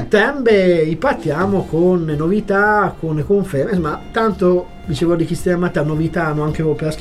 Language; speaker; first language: Italian; native; Italian